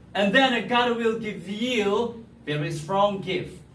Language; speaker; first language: English; non-native, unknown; Korean